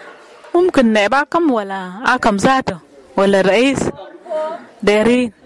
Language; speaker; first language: Arabic; non-native, local second language; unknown